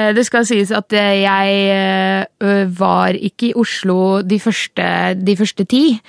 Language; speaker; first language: Norwegian; native; Norwegian